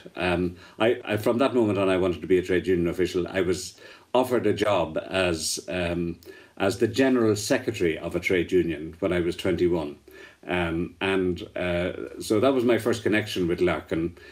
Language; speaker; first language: English; native; English